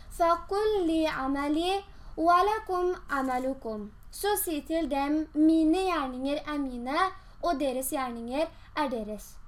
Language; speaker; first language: Norwegian; early bilingual, other home language; Urdu